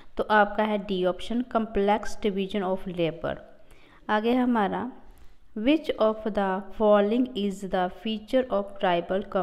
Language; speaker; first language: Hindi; non-native, local second language; Punjabi